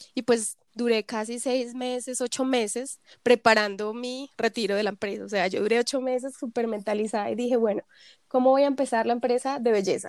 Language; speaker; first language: Spanish; native; Spanish